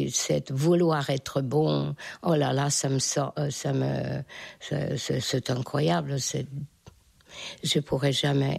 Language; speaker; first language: French; non-native, fluent; Hungarian